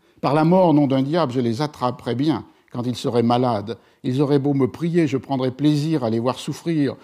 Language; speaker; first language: French; native; French